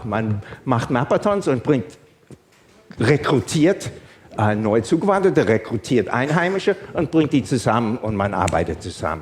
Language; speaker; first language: German; non-native, fluent; English